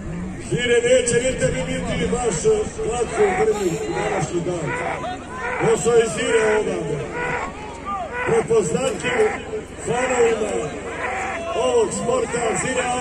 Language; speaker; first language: Bosnian; native; Bosnian